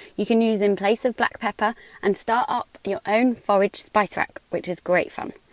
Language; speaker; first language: English; native; English